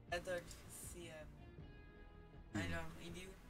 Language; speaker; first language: French; native; French